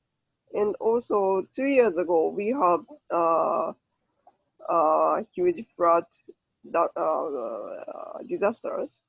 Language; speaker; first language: English; non-native, learner; Japanese